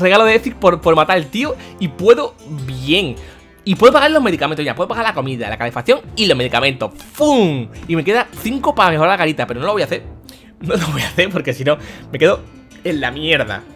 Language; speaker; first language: Spanish; native; Spanish